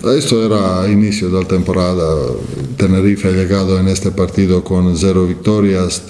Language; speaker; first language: Spanish; non-native, fluent; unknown